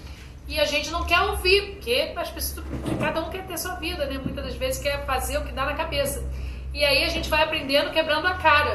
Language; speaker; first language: Portuguese; native; Portuguese